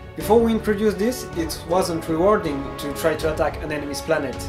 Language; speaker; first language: English; non-native, fluent; French